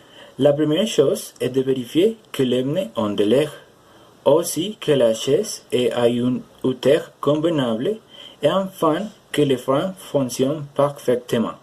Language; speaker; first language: French; non-native, learner; Spanish